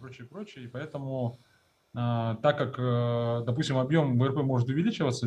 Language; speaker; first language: Russian; native; Russian